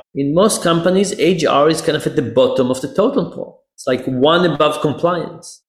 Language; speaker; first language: English; non-native, fluent; Hebrew